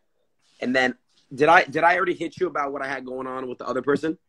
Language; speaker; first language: English; native; English